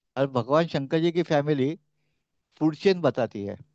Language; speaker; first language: Hindi; non-native, local second language; Marathi